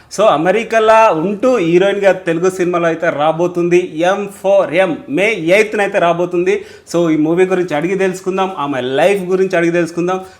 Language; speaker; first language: Telugu; native; Telugu